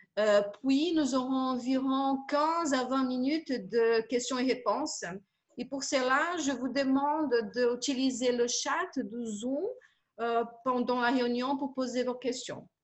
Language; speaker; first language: French; non-native, fluent; Portuguese